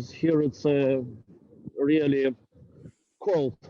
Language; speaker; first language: English; non-native, learner; Russian